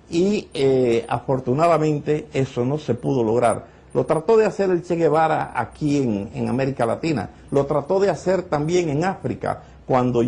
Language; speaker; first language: Spanish; native; Spanish